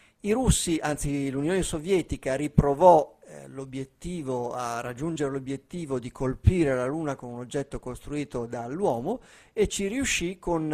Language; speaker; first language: Italian; native; Italian